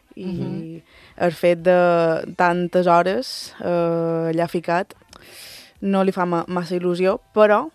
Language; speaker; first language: Catalan; early bilingual, other home language; Spanish